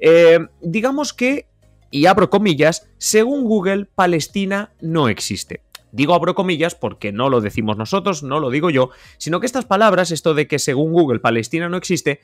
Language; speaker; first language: Spanish; native; Spanish